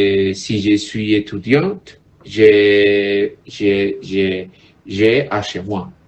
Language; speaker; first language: French; non-native, learner; Spanish